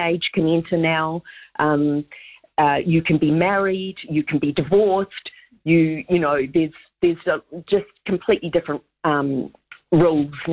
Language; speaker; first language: English; native; English